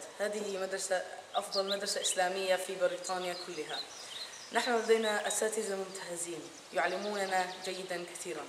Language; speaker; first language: Arabic; early bilingual, heritage; Arabic